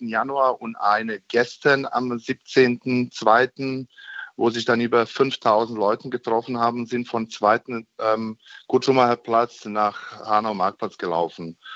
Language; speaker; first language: German; non-native, fluent; Bosnian